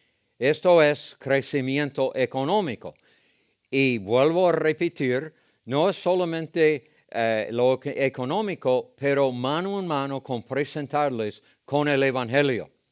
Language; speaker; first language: Spanish; non-native, fluent; English